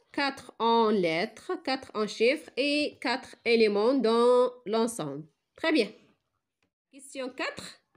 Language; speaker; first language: French; non-native, local second language; Arabic